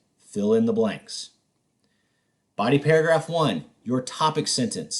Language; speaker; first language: English; native; English